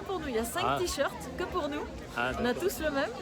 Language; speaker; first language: French; native; French